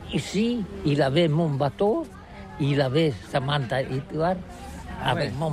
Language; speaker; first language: French; non-native, learner; Catalan